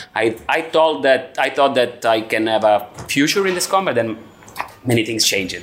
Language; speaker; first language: English; non-native, learner; Italian